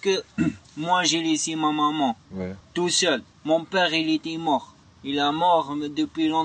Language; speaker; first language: French; non-native, learner; Arabic